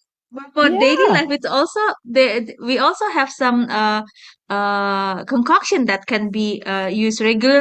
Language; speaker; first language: English; non-native, fluent; Indonesian